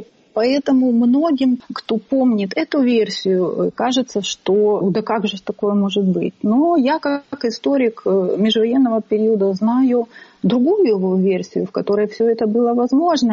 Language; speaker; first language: Russian; native; Russian